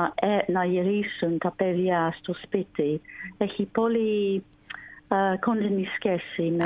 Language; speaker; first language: Greek; non-native, learner; English